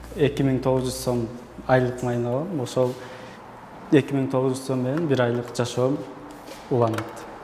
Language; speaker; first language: Kyrgyz; early bilingual, heritage; Kyrgyz